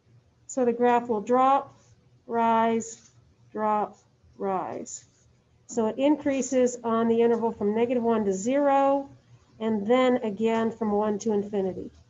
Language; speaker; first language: English; native; English